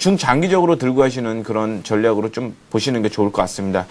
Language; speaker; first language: Korean; native; Korean